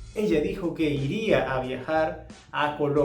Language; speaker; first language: Spanish; non-native, fluent; English